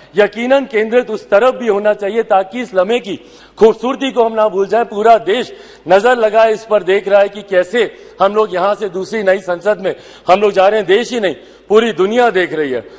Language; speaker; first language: Hindi; native; Hindi